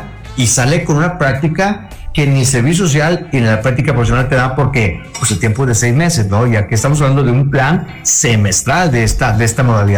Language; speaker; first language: Spanish; native; Spanish